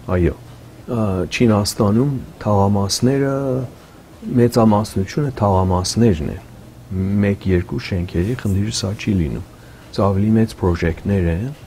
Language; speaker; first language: Armenian; early bilingual, heritage; Armenian